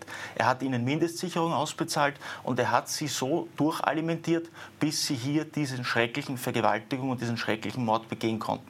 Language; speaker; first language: German; native; German